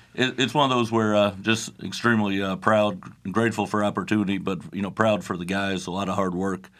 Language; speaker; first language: English; native; English